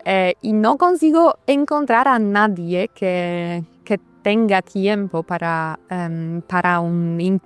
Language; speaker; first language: Spanish; non-native, learner; Polish